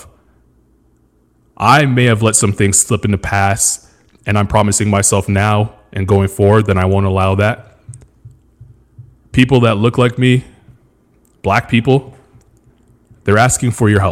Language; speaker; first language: English; native; English